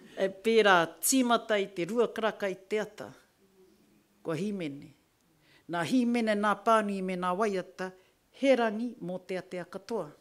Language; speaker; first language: Māori; native; Māori